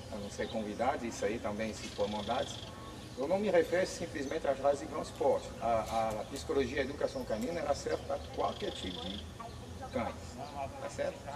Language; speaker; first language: Portuguese; non-native, fluent; French